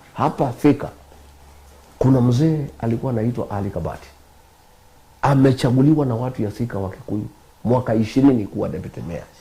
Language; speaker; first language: Swahili; non-native, local second language; Kikuyu